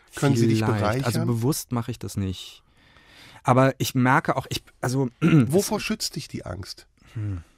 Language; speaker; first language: German; native; German